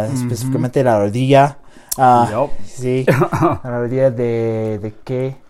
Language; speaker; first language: Spanish; non-native, learner; English